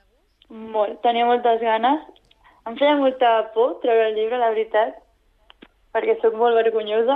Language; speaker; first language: Catalan; non-native, local second language; Spanish